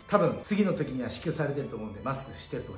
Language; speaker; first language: Japanese; native; Japanese